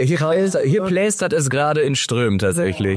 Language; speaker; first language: German; native; German